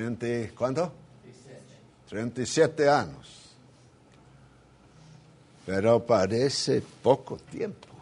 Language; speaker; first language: Spanish; non-native, fluent; English